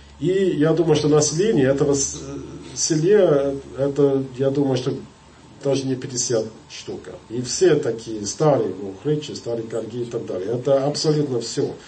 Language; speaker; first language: Russian; non-native, fluent; English